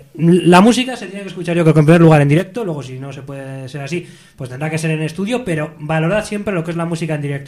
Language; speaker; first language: Spanish; native; Spanish